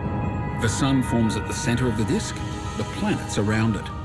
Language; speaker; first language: English; native; English